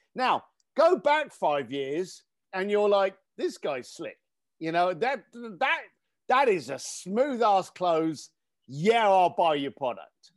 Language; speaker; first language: English; native; English